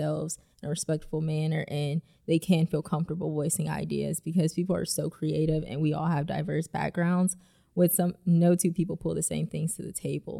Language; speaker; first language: English; native; English